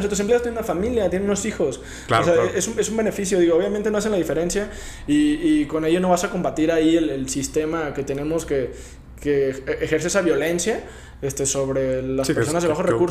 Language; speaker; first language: Spanish; native; Spanish